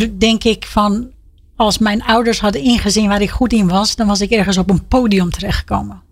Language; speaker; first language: Dutch; non-native, fluent; Persian